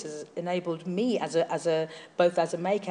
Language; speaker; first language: English; native; English